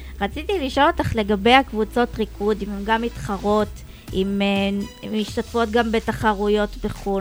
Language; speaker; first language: Hebrew; native; Hebrew